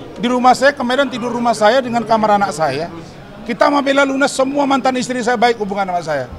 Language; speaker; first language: Indonesian; native; Indonesian